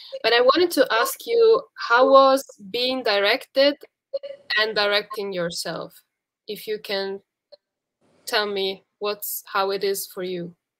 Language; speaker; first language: English; non-native, fluent; Italian